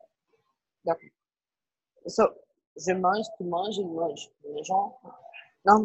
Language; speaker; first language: French; non-native, learner; Portuguese